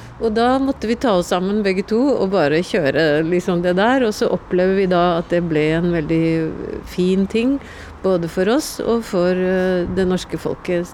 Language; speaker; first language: Norwegian; native; Norwegian